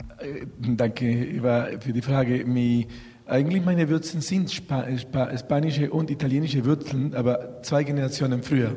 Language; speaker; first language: German; non-native, fluent; Spanish